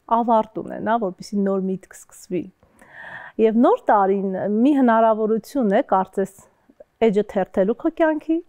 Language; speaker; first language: Armenian; native; Armenian